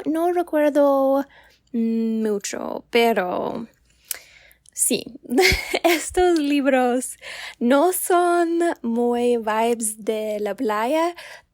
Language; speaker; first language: Spanish; non-native, learner; English